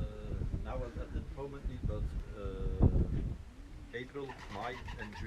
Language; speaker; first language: English; non-native, learner; Dutch